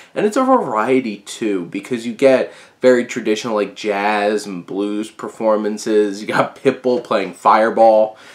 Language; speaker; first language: English; native; English